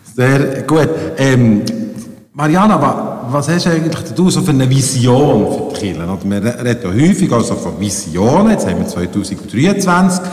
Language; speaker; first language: German; native; German